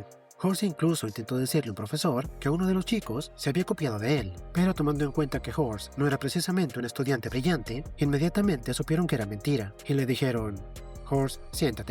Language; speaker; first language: Spanish; native; Spanish